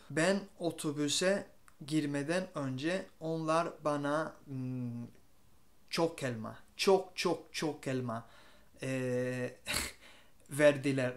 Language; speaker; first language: Turkish; non-native, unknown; Spanish